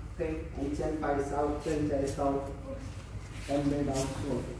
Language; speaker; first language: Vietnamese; non-native, learner; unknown